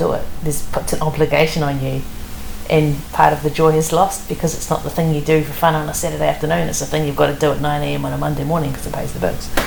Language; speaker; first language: English; native; English